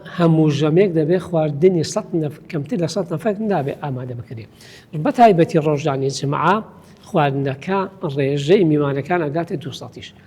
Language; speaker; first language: Central Kurdish; native; Central Kurdish